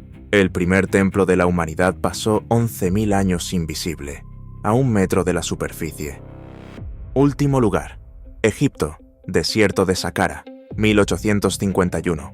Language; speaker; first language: Spanish; native; Spanish